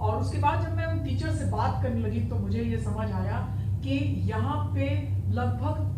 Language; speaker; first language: Hindi; native; Hindi